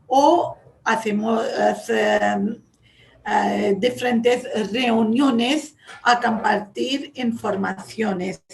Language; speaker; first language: Spanish; non-native, fluent; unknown